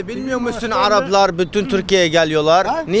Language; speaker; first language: Turkish; non-native, fluent; Arabic